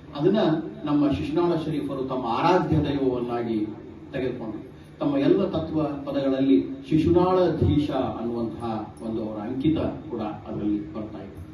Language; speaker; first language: Kannada; native; Kannada